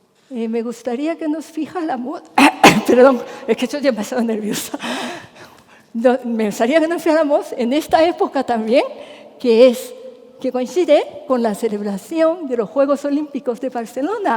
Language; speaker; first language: Spanish; non-native, fluent; Japanese